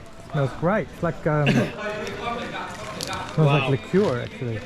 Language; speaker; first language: English; native; English